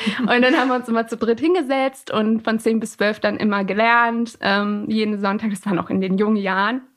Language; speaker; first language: German; early bilingual, other home language; Persian